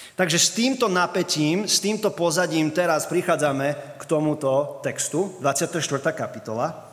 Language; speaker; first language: Slovak; early bilingual, other home language; English